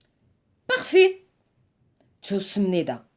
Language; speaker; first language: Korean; non-native, learner; French